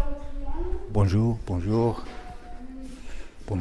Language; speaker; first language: French; non-native, learner; English